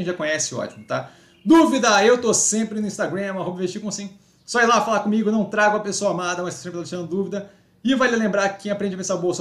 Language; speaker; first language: Portuguese; native; Portuguese